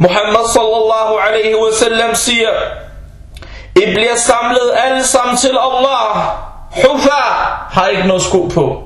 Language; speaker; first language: Danish; early bilingual, other home language; Arabic